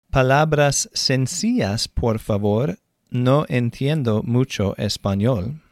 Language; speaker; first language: Spanish; non-native, fluent; English